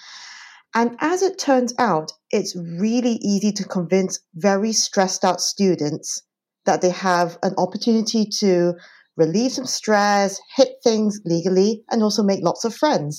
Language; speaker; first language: English; non-native, local second language; Cantonese